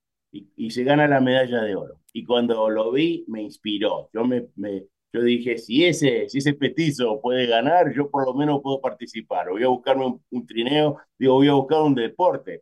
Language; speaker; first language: Spanish; native; Spanish